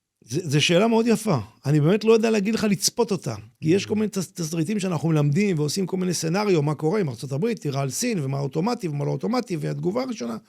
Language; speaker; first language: Hebrew; native; Hebrew